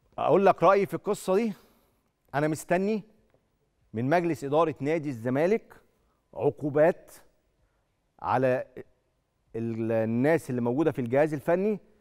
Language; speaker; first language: Arabic; native; Arabic